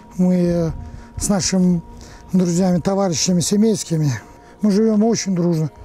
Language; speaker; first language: Russian; non-native, local second language; Buriat